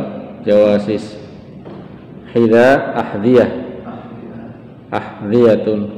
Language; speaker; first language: Arabic; non-native, fluent; Indonesian